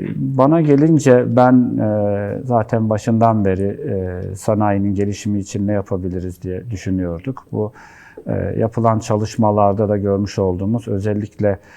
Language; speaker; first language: Turkish; native; Turkish